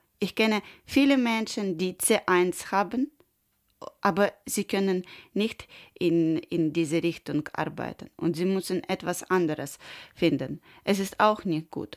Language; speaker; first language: German; non-native, learner; Ukrainian